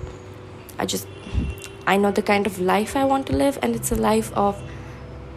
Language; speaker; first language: English; non-native, local second language; Hindi